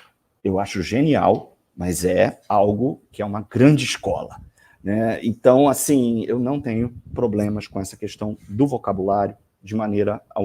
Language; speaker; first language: Portuguese; native; Portuguese